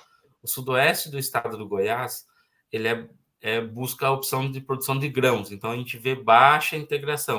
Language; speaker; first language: Portuguese; native; Portuguese